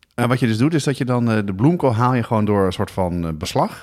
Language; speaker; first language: Dutch; native; Dutch